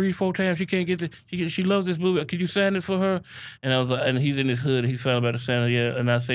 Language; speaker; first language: English; native; English